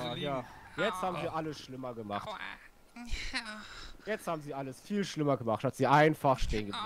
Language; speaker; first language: German; native; German